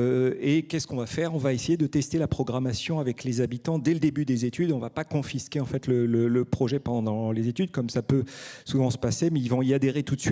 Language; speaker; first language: French; native; French